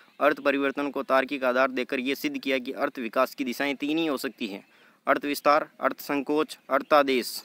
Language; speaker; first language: Hindi; native; Hindi